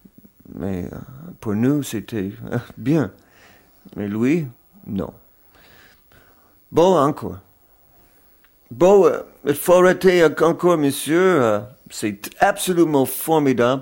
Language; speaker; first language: French; non-native, fluent; English